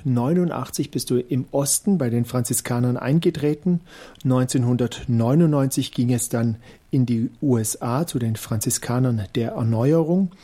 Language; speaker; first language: German; native; German